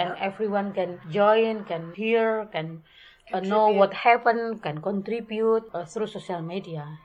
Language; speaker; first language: English; non-native, learner; Indonesian